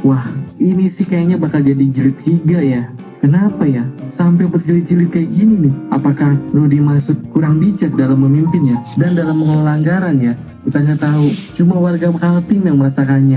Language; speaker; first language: Indonesian; native; Indonesian